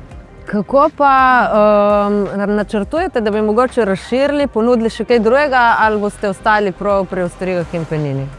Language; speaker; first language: Slovenian; native; Slovenian